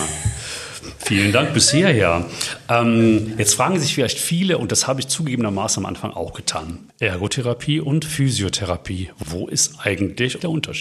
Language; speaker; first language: German; native; German